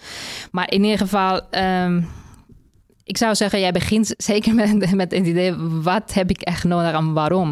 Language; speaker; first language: Dutch; non-native, fluent; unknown